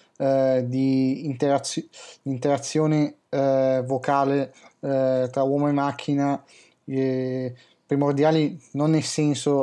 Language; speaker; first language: Italian; native; Italian